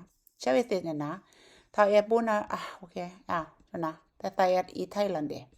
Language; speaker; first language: Icelandic; non-native, learner; Thai